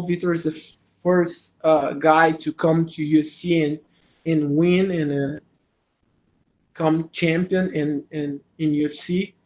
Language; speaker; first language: English; non-native, learner; Portuguese